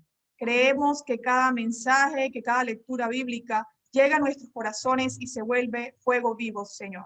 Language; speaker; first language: Spanish; native; Spanish